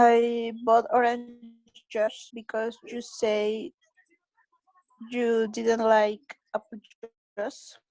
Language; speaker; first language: English; non-native, learner; Spanish